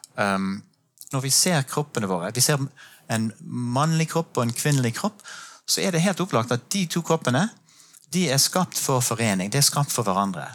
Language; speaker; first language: Norwegian; non-native, fluent; English